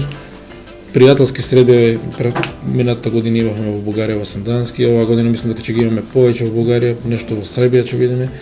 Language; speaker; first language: Macedonian; native; Macedonian